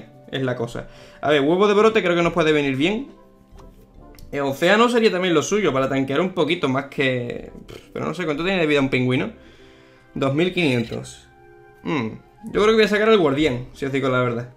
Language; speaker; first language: Spanish; native; Spanish